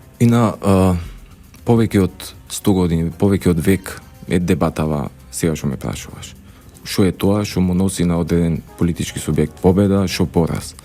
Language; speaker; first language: Macedonian; native; Macedonian